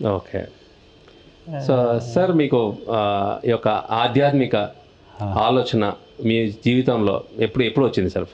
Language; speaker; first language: Telugu; native; Telugu